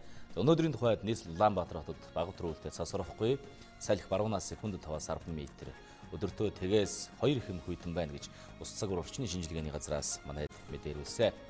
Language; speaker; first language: Mongolian; native; Mongolian